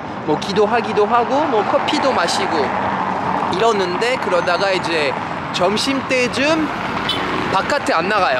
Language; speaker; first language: Korean; non-native, fluent; French